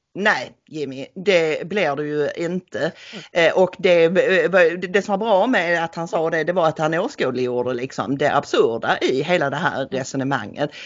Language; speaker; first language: Swedish; native; Swedish